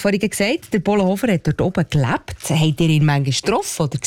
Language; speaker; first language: German; native; German